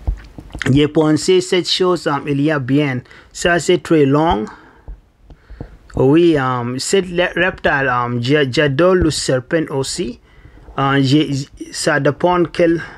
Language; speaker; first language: French; non-native, learner; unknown